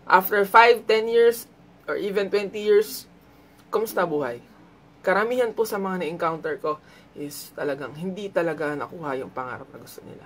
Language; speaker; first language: Filipino; native; Filipino